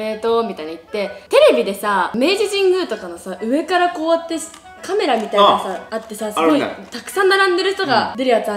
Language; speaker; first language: Japanese; native; Japanese